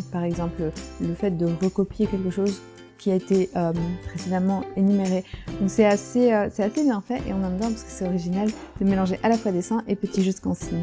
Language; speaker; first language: French; native; French